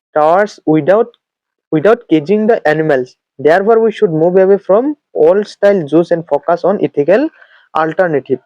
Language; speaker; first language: English; non-native, local second language; Assamese